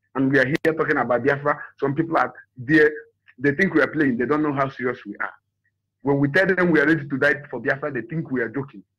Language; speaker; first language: English; non-native, local second language; Igbo